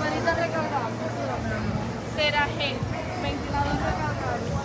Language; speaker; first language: Spanish; native; Spanish